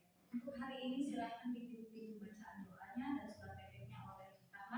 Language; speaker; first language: Indonesian; native; Indonesian